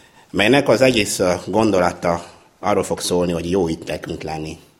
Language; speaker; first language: Hungarian; non-native, fluent; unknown